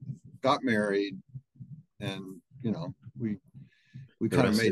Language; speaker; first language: English; native; English